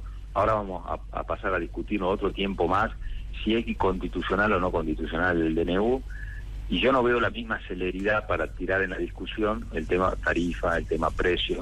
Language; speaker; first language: Spanish; native; Spanish